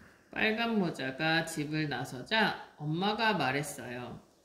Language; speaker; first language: Korean; native; Korean